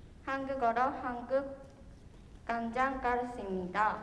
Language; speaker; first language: Korean; non-native, learner; Japanese